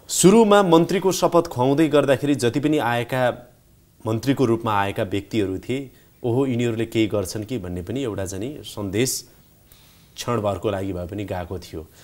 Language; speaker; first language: Nepali; native; Nepali